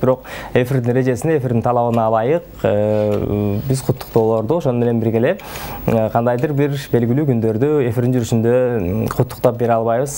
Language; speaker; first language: Kyrgyz; native; Kyrgyz